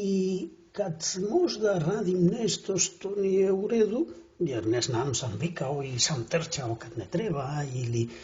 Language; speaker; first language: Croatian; non-native, fluent; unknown